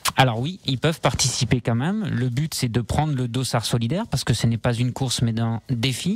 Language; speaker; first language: French; native; French